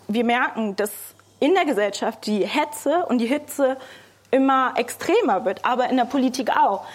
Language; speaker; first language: German; early bilingual, other home language; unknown